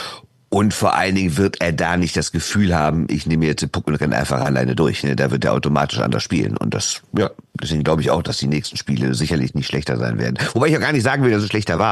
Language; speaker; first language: German; native; German